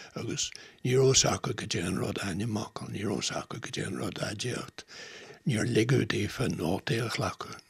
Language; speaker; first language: Irish; non-native, local second language; English